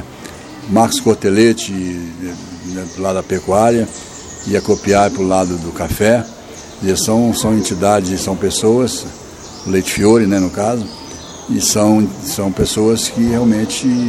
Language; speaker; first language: Portuguese; native; Portuguese